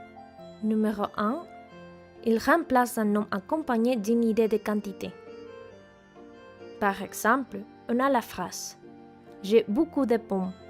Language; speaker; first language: French; non-native, fluent; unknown